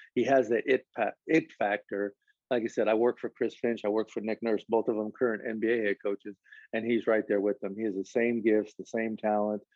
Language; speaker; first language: English; native; English